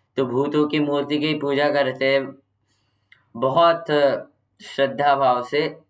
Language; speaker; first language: Hindi; non-native, local second language; Kannada